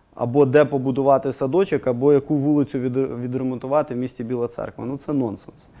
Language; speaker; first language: Ukrainian; non-native, local second language; Russian